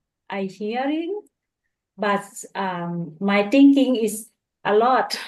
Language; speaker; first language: English; non-native, learner; Thai